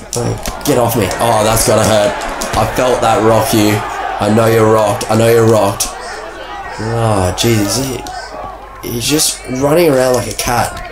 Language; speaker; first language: English; native; English